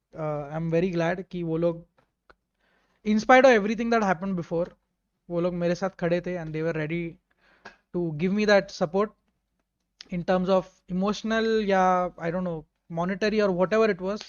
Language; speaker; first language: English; non-native, local second language; Hindi